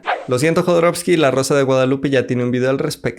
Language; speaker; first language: Spanish; native; Spanish